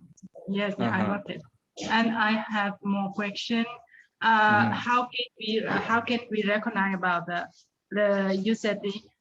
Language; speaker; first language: English; non-native, learner; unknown